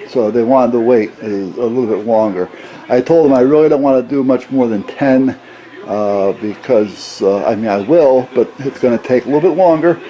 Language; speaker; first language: English; native; English